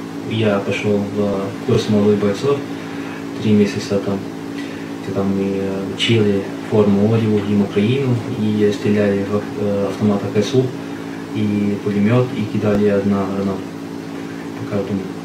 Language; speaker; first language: Russian; non-native, learner; Arabic